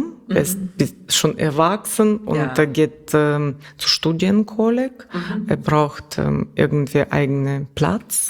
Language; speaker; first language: German; non-native, learner; Russian